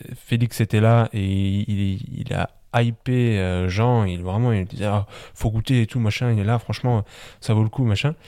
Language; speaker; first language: French; native; French